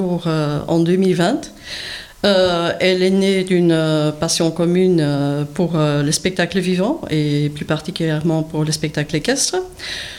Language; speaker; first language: French; native; French